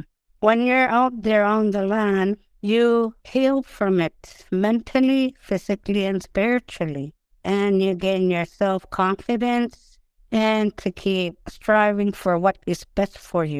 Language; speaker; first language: English; non-native, fluent; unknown